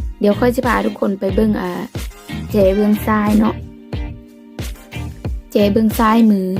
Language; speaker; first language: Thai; non-native, local second language; Lao